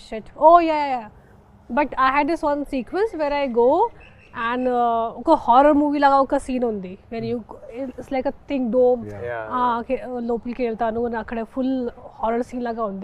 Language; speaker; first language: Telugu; non-native, fluent; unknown